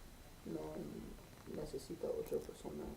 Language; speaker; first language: Spanish; non-native, learner; English